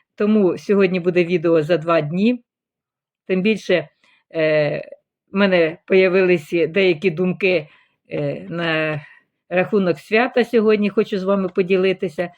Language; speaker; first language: Ukrainian; native; Ukrainian